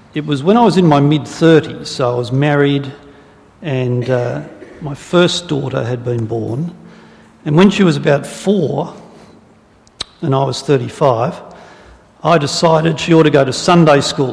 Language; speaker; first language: English; native; English